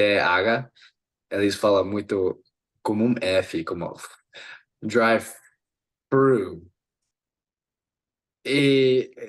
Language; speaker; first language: Portuguese; non-native, fluent; English